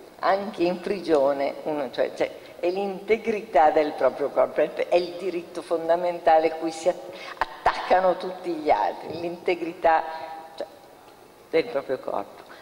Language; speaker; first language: Italian; native; Italian